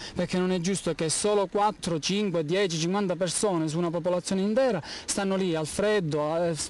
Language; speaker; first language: Italian; native; Italian